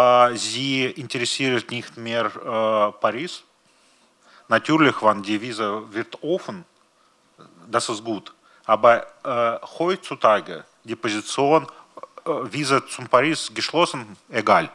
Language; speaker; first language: German; non-native, learner; Russian